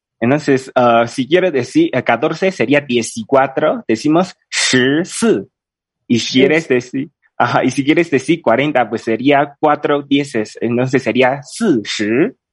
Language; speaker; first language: Spanish; non-native, fluent; Chinese